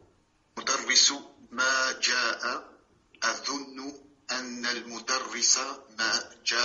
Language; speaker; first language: Arabic; non-native, learner; French